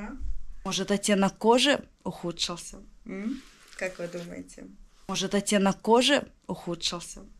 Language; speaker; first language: Russian; native; Russian